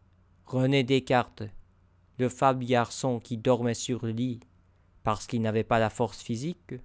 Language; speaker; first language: French; non-native, learner; English